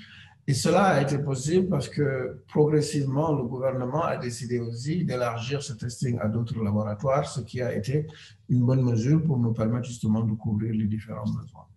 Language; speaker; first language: French; non-native, local second language; Wolof